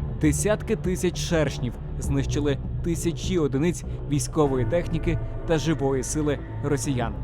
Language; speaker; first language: Ukrainian; native; Ukrainian